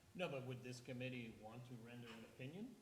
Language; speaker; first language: English; native; English